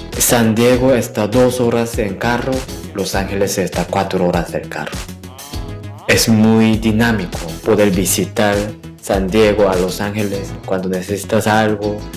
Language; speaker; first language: Spanish; non-native, fluent; Korean